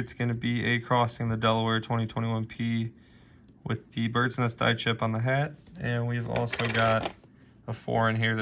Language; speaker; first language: English; native; English